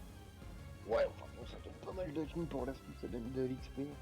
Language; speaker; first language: French; native; French